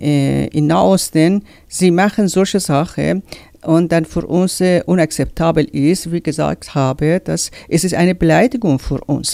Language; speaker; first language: German; non-native, learner; Persian